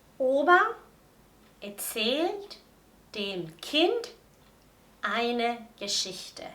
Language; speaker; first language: German; non-native, fluent; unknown